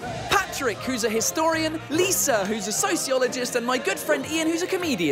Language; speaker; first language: English; native; English